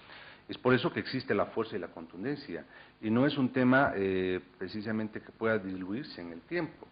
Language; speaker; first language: Spanish; native; Spanish